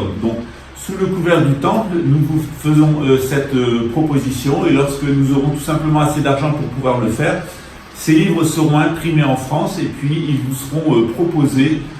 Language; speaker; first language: French; native; French